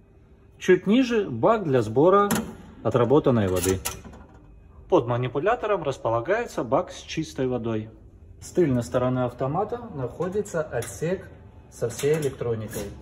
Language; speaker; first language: Russian; native; Russian